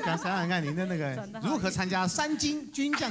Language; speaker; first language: Chinese; native; Chinese